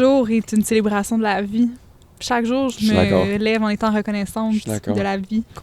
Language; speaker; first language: French; native; French